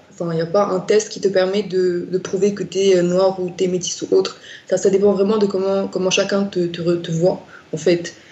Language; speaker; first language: French; non-native, local second language; Arabic